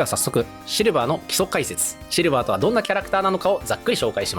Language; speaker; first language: Japanese; native; Japanese